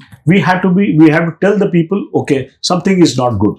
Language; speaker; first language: English; non-native, local second language; Telugu